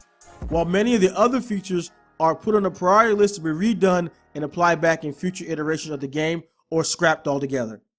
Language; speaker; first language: English; native; English